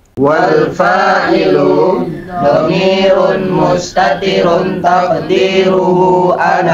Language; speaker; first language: Arabic; non-native, learner; Indonesian